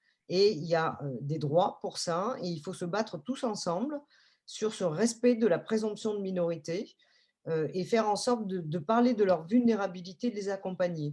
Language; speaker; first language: French; native; French